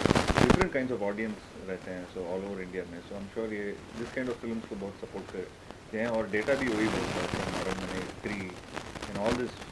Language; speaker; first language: Hindi; non-native, local second language; Tamil